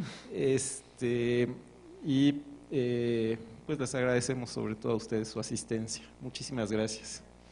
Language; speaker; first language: Spanish; native; Spanish